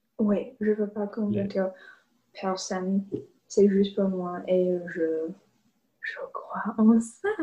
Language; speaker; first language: French; non-native, learner; English